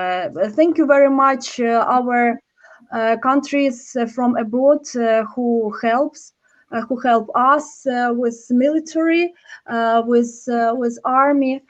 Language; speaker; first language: English; non-native, learner; Ukrainian